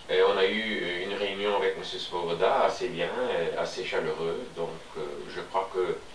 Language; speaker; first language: French; non-native, fluent; Turkish